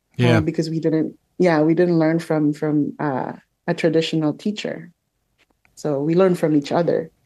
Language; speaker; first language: English; non-native, local second language; Filipino